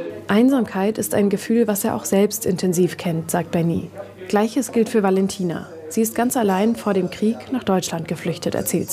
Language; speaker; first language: German; native; German